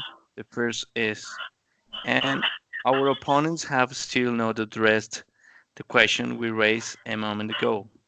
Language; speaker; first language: English; non-native, learner; Spanish